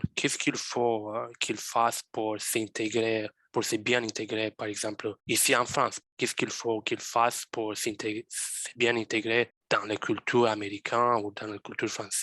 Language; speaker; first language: French; non-native, fluent; Romanian